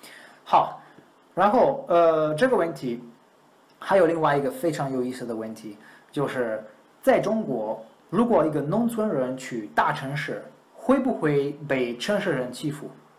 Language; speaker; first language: Chinese; non-native, fluent; Italian